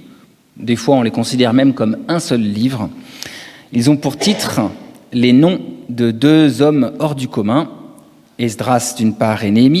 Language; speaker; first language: French; native; French